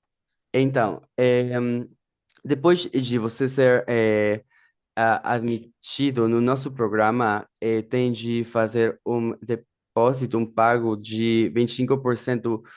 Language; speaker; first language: Portuguese; non-native, fluent; Spanish